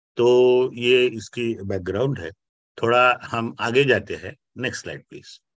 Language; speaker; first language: Hindi; non-native, local second language; Marathi